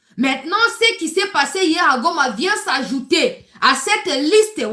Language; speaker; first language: French; non-native, local second language; Lingala